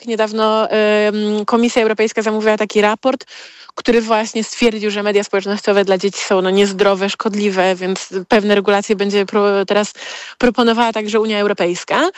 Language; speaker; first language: Polish; native; Polish